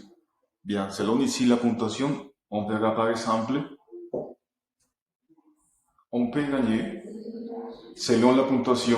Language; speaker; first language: French; non-native, fluent; Spanish